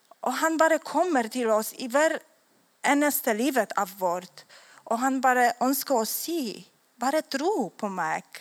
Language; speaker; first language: Swedish; non-native, learner; Polish